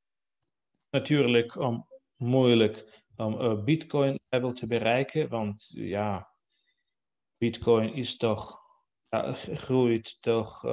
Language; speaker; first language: Dutch; non-native, fluent; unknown